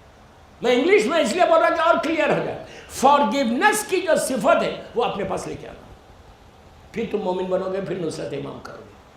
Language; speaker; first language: Urdu; native; Urdu